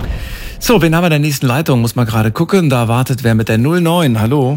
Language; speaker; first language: German; native; German